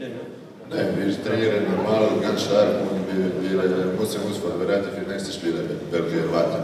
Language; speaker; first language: German; non-native, fluent; Serbian